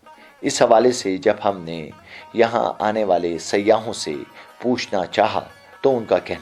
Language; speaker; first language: Urdu; native; Urdu